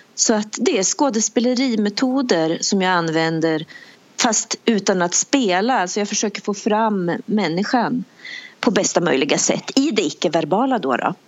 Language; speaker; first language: Swedish; native; Swedish